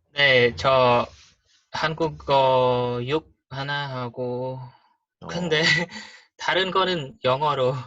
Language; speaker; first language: Korean; non-native, learner; Khmer